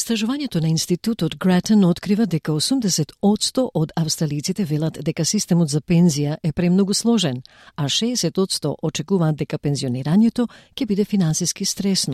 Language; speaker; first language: Macedonian; native; Macedonian